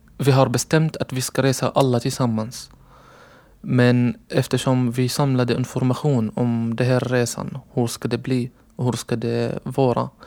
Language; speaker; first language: Swedish; non-native, learner; Arabic